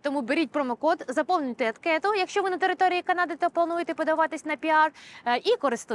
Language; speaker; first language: Ukrainian; native; Ukrainian